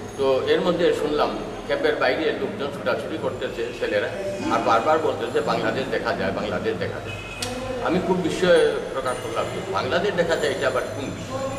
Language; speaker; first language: Bangla; native; Bangla